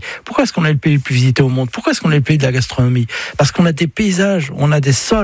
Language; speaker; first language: French; native; French